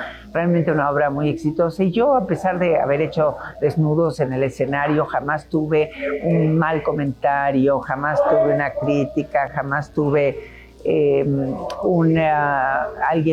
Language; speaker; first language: Spanish; native; Spanish